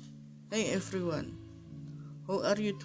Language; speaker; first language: English; non-native, learner; Indonesian